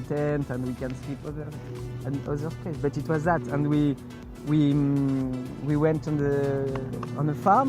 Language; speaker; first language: English; non-native, fluent; French